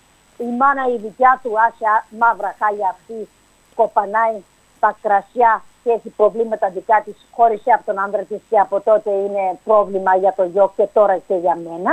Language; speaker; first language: Greek; early bilingual, heritage; English